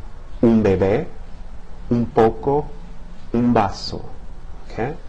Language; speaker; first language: Spanish; non-native, fluent; English